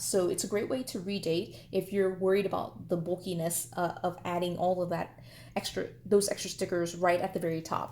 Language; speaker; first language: English; native; English